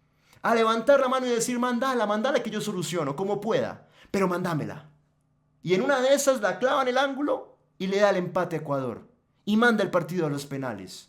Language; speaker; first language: Spanish; native; Spanish